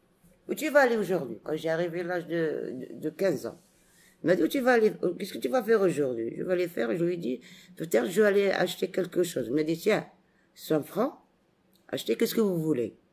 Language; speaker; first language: French; non-native, local second language; Arabic